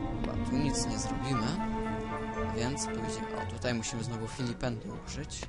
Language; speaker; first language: Polish; native; Polish